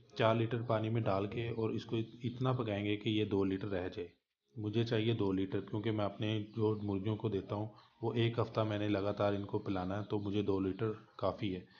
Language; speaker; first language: Urdu; non-native, local second language; Punjabi